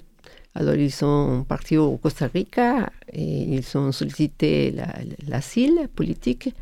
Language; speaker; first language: French; non-native, learner; Spanish